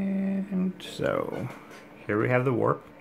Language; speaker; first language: English; native; English